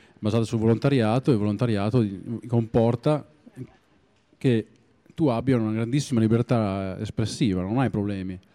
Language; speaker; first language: Italian; native; Italian